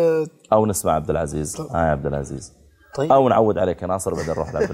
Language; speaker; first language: Arabic; native; Arabic